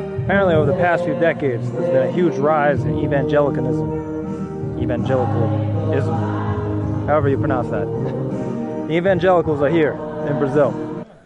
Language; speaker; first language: English; native; English